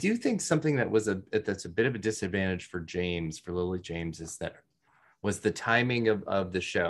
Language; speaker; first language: English; native; English